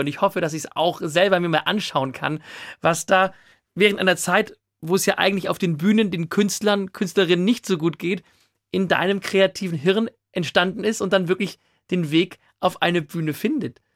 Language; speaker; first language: German; native; German